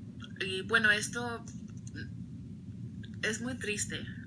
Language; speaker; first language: Spanish; early bilingual, other home language; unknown